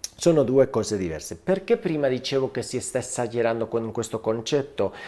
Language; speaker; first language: Italian; non-native, fluent; Spanish